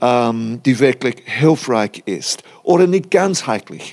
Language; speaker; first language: German; non-native, fluent; English